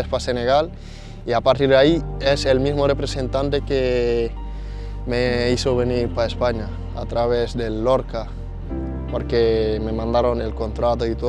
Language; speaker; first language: Spanish; non-native, fluent; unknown